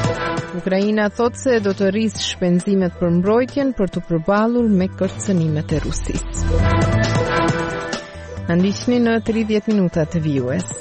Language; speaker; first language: Albanian; native; Albanian